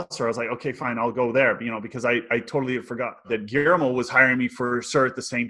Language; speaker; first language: English; native; English